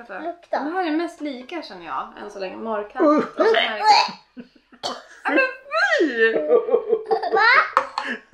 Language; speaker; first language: Swedish; native; Swedish